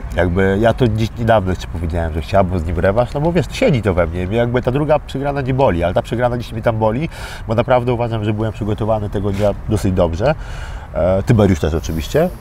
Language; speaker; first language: Polish; early bilingual, other home language; Armenian